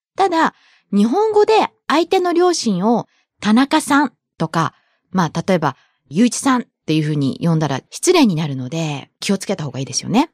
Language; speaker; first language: Japanese; native; Japanese